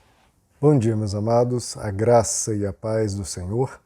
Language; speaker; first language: Portuguese; native; Portuguese